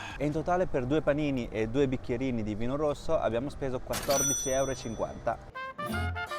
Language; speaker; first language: Italian; early bilingual, other home language; Chinese